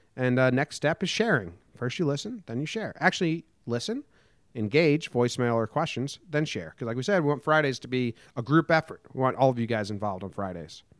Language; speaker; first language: English; native; English